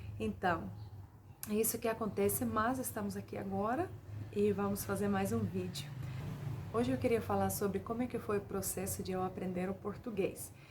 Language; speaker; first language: Portuguese; non-native, fluent; Finnish